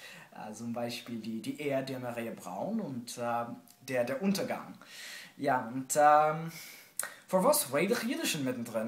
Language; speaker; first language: German; non-native, learner; English